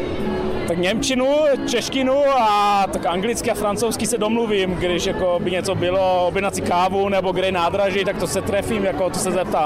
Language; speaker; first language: Czech; early bilingual, heritage; Czech